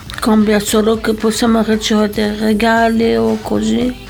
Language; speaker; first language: Italian; non-native, learner; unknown